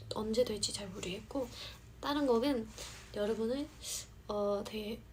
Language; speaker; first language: Korean; non-native, fluent; Vietnamese